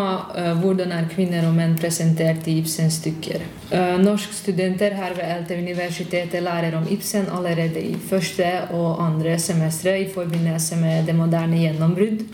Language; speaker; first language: Norwegian; non-native, fluent; Hungarian